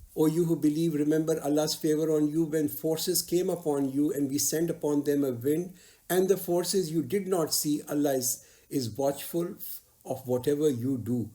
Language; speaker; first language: English; non-native, local second language; Urdu